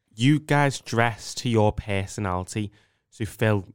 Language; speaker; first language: English; native; English